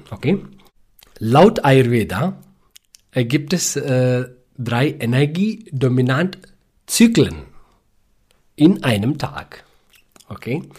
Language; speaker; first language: German; non-native, learner; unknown